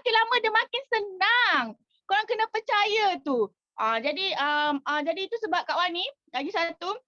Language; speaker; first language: Malay; native; Malay